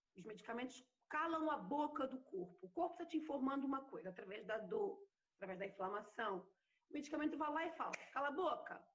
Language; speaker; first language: Portuguese; native; Portuguese